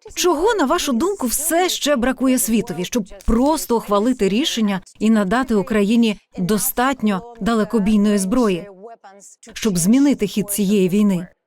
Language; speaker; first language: Ukrainian; native; Ukrainian